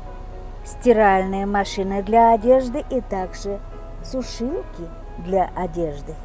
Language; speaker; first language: Russian; non-native, local second language; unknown